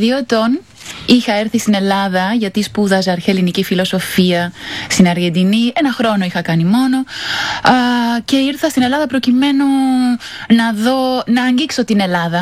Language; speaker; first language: Greek; non-native, fluent; Spanish